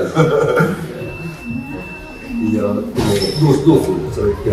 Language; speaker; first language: Japanese; native; Japanese